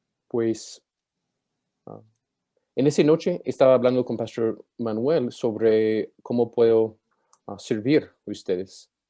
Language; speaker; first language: Spanish; non-native, fluent; English